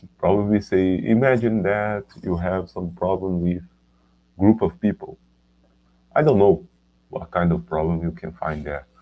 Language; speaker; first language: English; non-native, learner; Portuguese